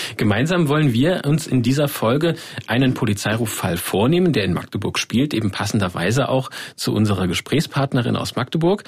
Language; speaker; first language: German; native; German